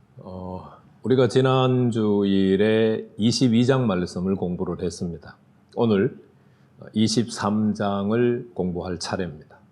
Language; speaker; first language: Korean; native; Korean